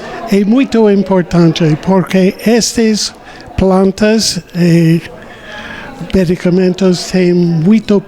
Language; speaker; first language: Portuguese; non-native, learner; English